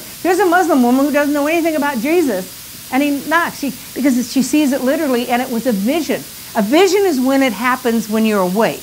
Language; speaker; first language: English; native; English